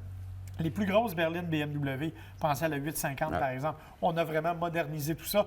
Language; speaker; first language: French; native; French